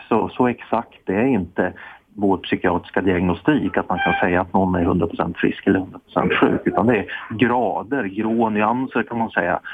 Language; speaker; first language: Swedish; native; Swedish